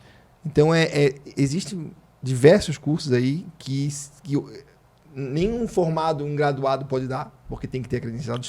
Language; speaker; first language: Portuguese; native; Portuguese